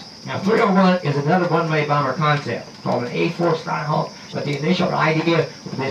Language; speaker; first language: English; native; English